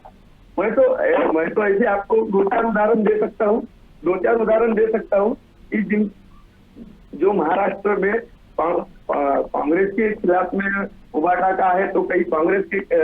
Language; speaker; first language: Hindi; non-native, local second language; Marathi